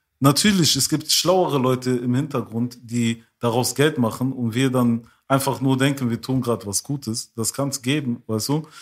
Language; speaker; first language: German; early bilingual, other home language; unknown